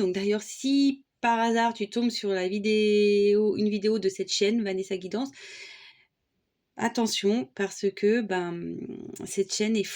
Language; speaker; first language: French; native; French